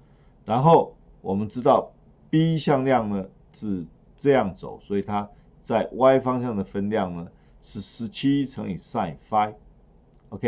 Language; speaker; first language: Chinese; native; Chinese